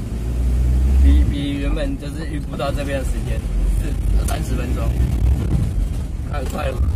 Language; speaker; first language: Chinese; native; Chinese